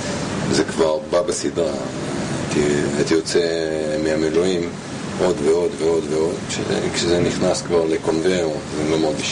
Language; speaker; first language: Hebrew; non-native, fluent; Russian